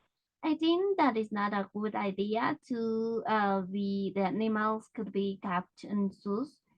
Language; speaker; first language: English; non-native, learner; Spanish